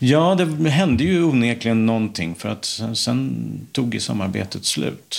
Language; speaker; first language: Swedish; native; Swedish